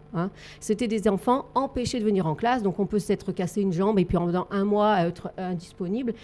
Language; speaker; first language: French; native; French